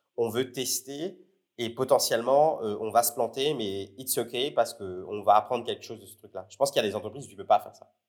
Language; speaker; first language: French; native; French